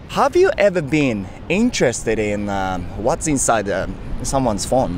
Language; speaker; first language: English; non-native, fluent; Japanese